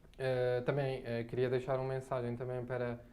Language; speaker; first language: Portuguese; non-native, fluent; Arabic